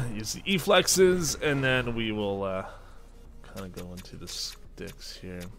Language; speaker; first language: English; native; English